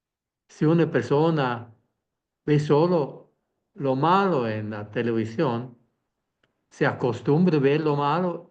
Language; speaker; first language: Spanish; non-native, fluent; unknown